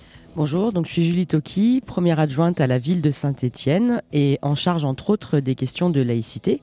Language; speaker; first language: French; native; French